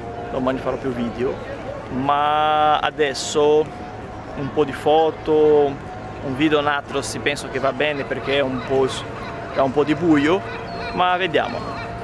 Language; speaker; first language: Italian; non-native, learner; Portuguese